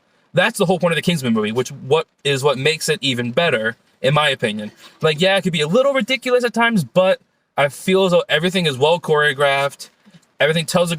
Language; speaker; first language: English; native; English